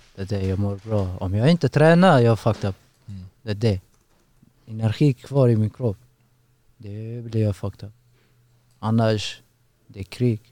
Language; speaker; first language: Swedish; non-native, learner; Persian